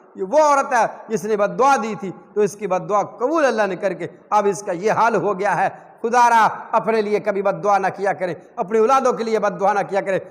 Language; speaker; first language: Urdu; non-native, local second language; Punjabi